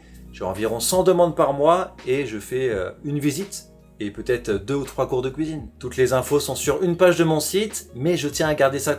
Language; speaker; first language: French; native; French